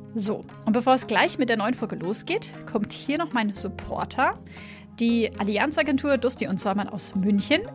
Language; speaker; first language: German; native; German